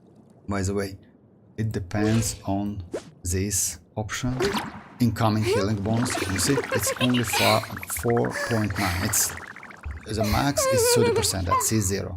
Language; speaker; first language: English; non-native, fluent; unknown